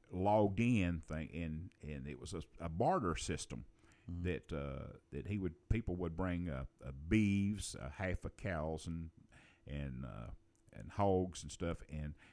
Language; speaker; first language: English; native; English